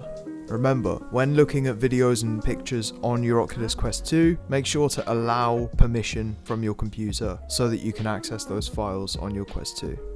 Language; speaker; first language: English; native; English